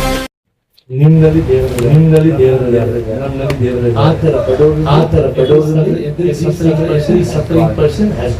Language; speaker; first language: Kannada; non-native, local second language; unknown